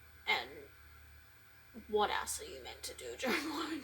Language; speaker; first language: English; native; English